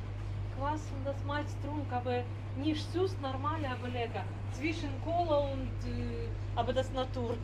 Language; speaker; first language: German; non-native, learner; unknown